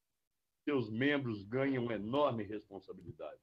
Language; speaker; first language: Portuguese; native; Portuguese